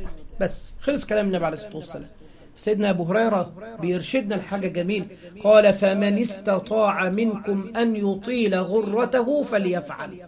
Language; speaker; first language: Arabic; native; Arabic